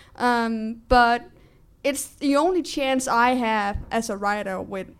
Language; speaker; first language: English; non-native, fluent; Danish